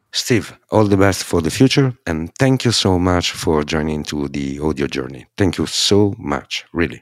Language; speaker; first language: English; non-native, fluent; Italian